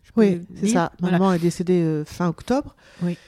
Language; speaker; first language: French; native; French